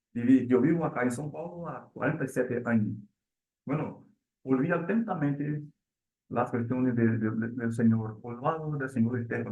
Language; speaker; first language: Spanish; non-native, learner; Portuguese